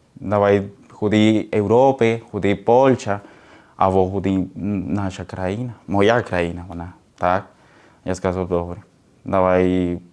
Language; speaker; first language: Ukrainian; non-native, learner; Spanish